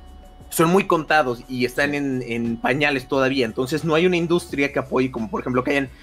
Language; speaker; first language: Spanish; native; Spanish